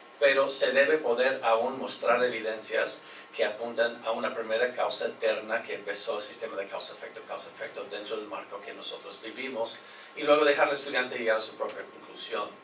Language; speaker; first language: Spanish; non-native, fluent; English